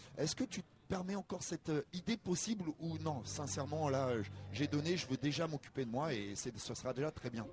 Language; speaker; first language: French; native; French